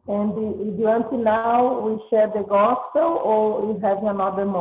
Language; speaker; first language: English; non-native, learner; Portuguese